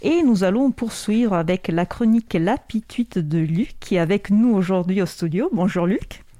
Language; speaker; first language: French; native; French